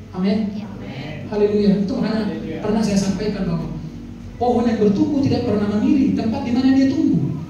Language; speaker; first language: Indonesian; non-native, local second language; Batak Toba